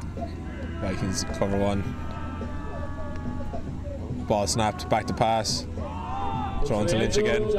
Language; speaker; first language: English; native; English